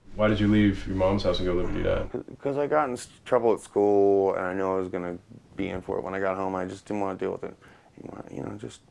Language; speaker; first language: English; native; English